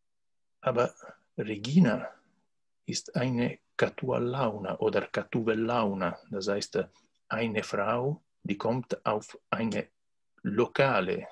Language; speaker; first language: German; non-native, learner; Italian